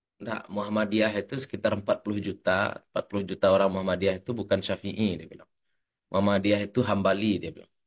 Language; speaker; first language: Indonesian; native; Indonesian